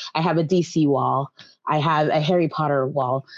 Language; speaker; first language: English; native; English